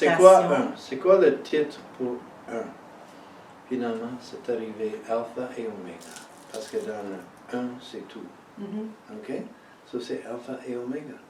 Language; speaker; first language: French; early bilingual, heritage; French